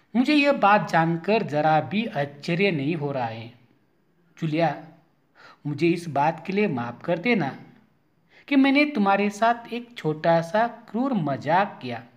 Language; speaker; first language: Hindi; non-native, local second language; Marathi